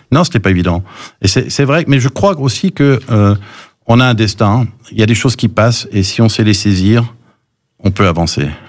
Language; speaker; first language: French; early bilingual, other home language; English